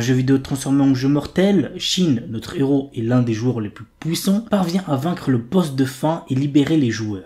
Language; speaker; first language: French; native; French